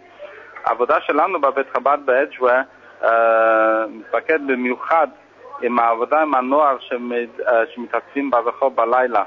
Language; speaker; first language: Hebrew; non-native, fluent; English